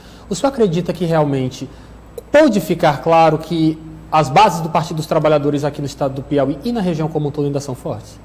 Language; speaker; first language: Portuguese; native; Portuguese